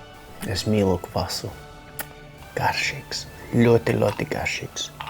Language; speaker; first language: Latvian; early bilingual, heritage; English